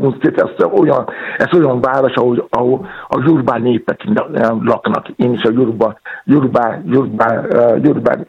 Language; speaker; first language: Hungarian; non-native, learner; Yoruba